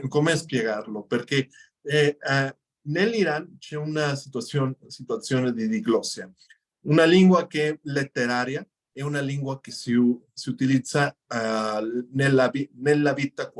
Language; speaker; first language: Italian; non-native, fluent; Spanish